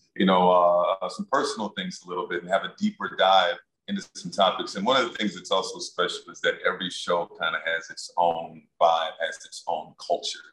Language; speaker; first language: English; native; English